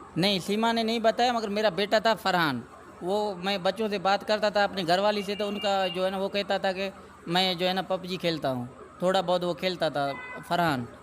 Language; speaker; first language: Urdu; non-native, local second language; Sindhi